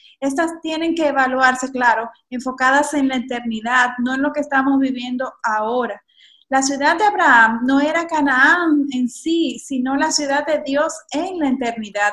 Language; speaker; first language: Spanish; native; Spanish